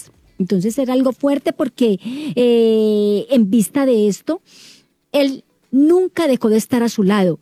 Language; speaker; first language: Spanish; native; Spanish